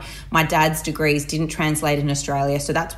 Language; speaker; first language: English; native; English